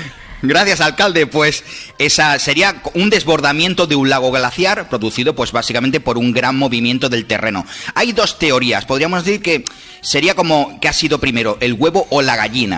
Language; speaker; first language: Spanish; native; Spanish